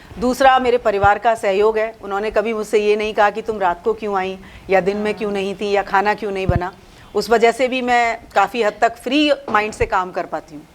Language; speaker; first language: Hindi; native; Hindi